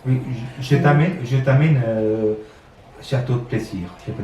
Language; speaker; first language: French; non-native, learner; Sinhala